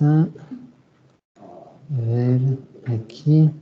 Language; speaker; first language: Spanish; non-native, fluent; French